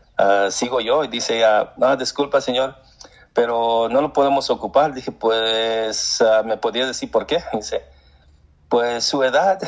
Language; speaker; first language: Spanish; early bilingual, heritage; Spanish